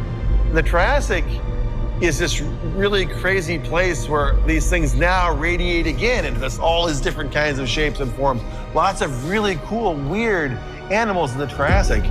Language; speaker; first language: English; native; English